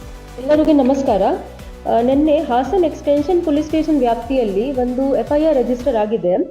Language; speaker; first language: Kannada; non-native, fluent; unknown